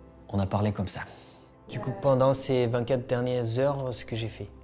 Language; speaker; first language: French; non-native, fluent; Uyghur